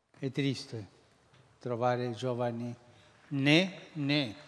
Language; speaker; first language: Italian; non-native, fluent; Spanish